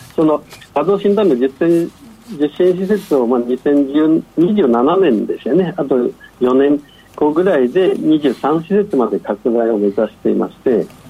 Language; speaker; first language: Japanese; non-native, fluent; Chinese